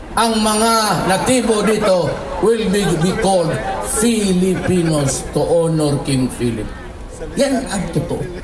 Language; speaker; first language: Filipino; non-native, local second language; Cebuano